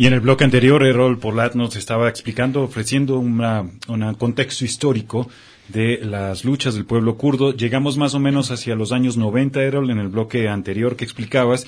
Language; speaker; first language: Spanish; native; Spanish